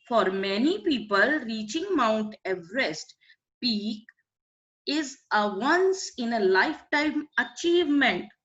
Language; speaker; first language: English; non-native, local second language; Punjabi